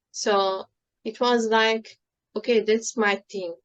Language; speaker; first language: English; non-native, fluent; Turkish